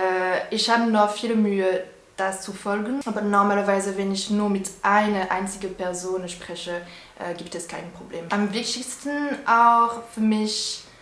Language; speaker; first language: German; non-native, learner; French